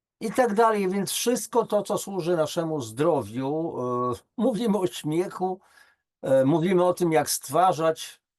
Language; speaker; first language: Polish; native; Polish